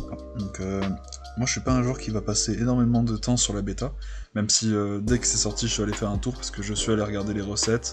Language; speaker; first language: French; native; French